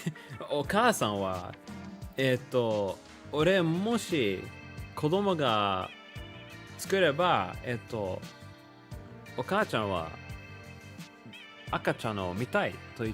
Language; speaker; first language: Japanese; non-native, learner; English